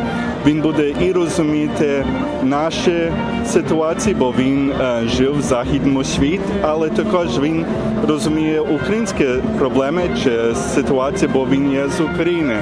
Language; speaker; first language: Ukrainian; early bilingual, heritage; Ukrainian